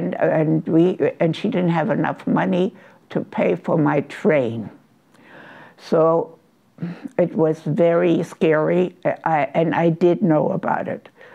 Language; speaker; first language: English; non-native, fluent; German